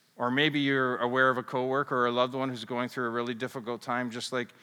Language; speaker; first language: English; native; English